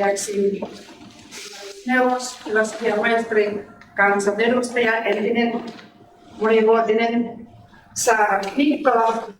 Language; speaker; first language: Finnish; native; Finnish